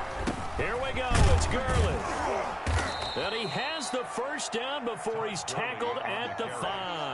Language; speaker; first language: English; native; English